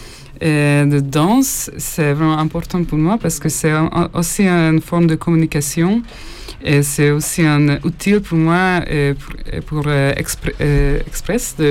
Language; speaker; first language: French; non-native, learner; Hungarian